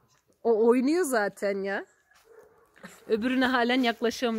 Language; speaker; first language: Turkish; native; Turkish